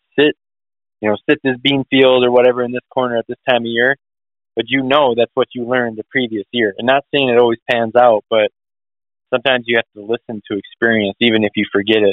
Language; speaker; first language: English; native; English